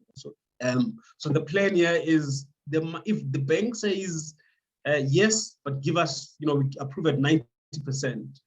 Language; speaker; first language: English; non-native, local second language; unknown